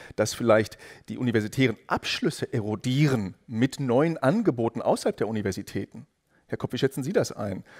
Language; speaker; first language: German; native; German